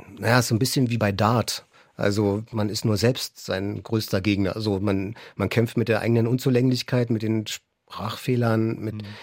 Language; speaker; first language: German; native; German